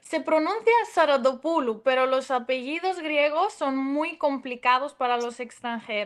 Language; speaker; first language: Spanish; non-native, fluent; Greek